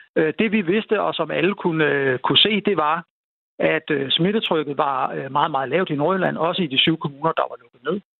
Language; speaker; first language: Danish; native; Danish